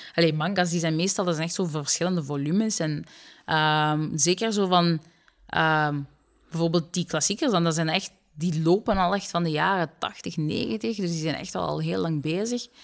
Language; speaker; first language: Dutch; early bilingual, other home language; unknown